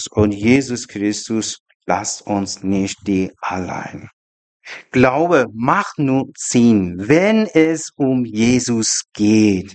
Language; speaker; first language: German; non-native, learner; Persian